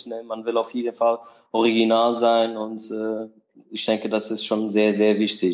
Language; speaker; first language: German; non-native, learner; Portuguese